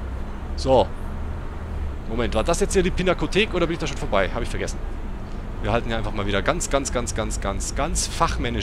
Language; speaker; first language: German; native; German